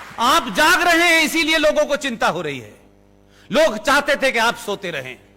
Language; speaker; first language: Hindi; native; Hindi